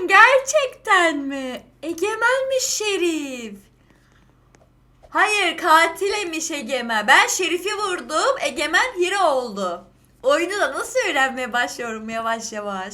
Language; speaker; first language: Turkish; native; Turkish